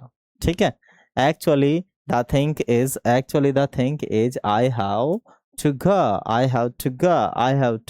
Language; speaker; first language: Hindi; native; Hindi